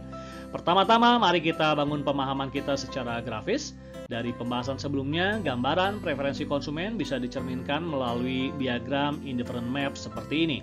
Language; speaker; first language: Indonesian; native; Indonesian